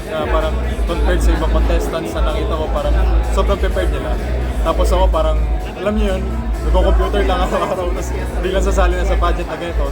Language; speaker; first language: Filipino; native; Filipino